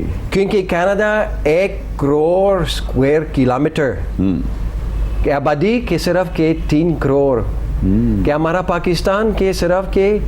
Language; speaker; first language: Hindi; non-native, learner; English